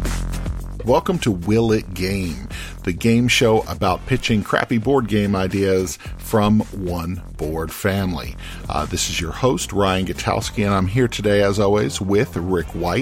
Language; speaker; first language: English; native; English